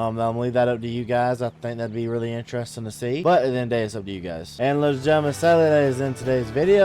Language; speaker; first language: English; native; English